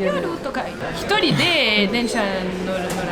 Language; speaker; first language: Japanese; non-native, learner; French